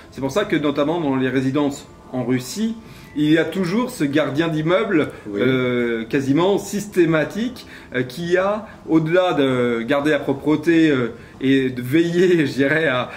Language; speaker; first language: French; native; French